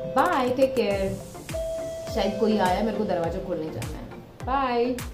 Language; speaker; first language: Hindi; non-native, local second language; Telugu